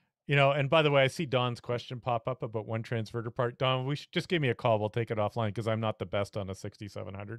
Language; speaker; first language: English; native; English